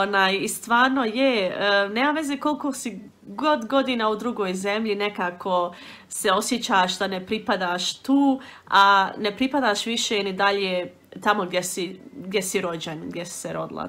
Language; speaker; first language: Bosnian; early bilingual, heritage; Bosnian